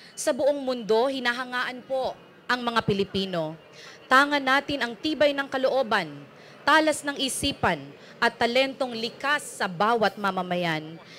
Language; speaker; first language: Filipino; native; Filipino